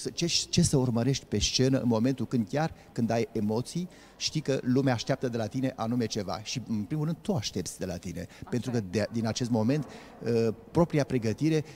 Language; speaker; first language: Romanian; native; Romanian